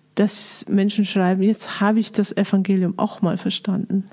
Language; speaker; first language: German; native; German